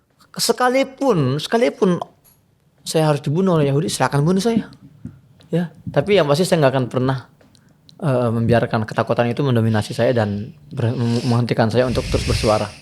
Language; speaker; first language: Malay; non-native, fluent; Arabic